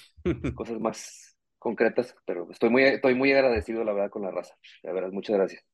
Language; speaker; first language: Spanish; native; Spanish